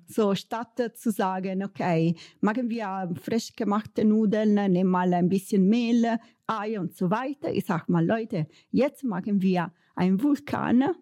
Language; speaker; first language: German; non-native, fluent; Italian